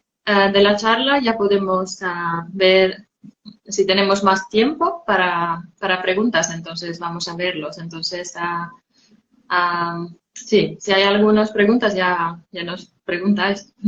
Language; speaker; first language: Spanish; non-native, fluent; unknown